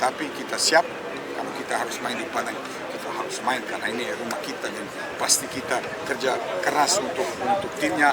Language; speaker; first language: Indonesian; non-native, learner; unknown